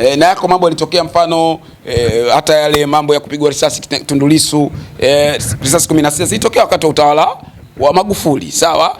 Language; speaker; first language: Swahili; native; Swahili